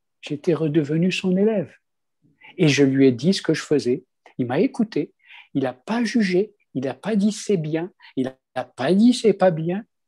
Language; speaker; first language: French; non-native, local second language; Kabyle